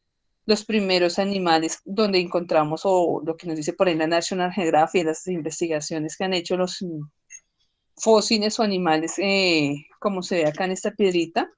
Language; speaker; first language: Spanish; native; Spanish